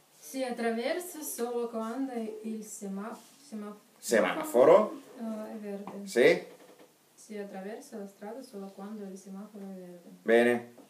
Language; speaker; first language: Italian; non-native, learner; Russian